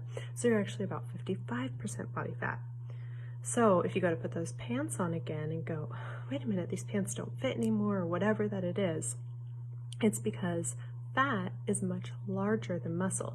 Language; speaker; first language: English; native; English